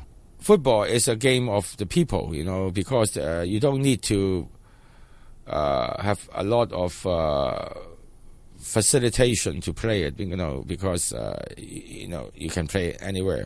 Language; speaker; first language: English; non-native, local second language; Cantonese